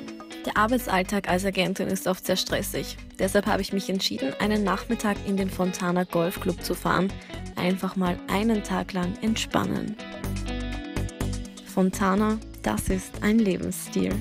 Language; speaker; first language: German; native; German